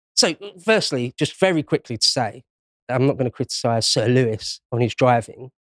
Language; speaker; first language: English; native; English